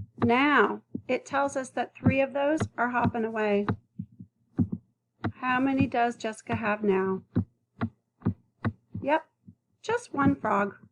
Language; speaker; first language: English; native; English